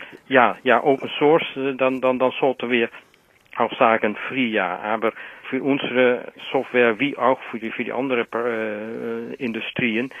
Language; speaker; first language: German; non-native, learner; Dutch